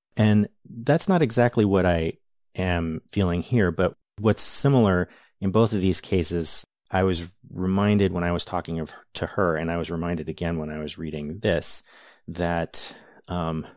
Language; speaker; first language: English; native; English